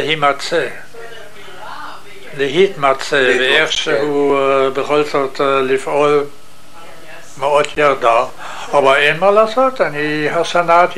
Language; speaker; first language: Hebrew; non-native, fluent; German